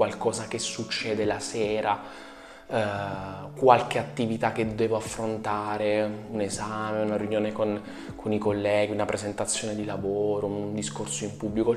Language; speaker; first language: Italian; native; Italian